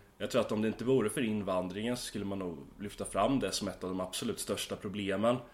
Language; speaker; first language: Swedish; native; Swedish